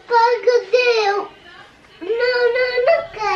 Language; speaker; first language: Portuguese; early bilingual, heritage; Portuguese